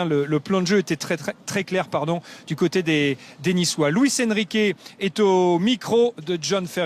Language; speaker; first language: French; native; French